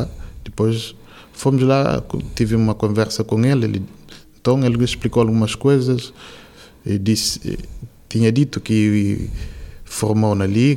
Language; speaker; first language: Portuguese; non-native, local second language; Kabuverdianu